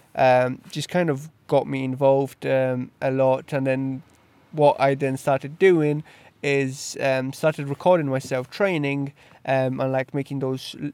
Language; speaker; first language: English; early bilingual, other home language; Polish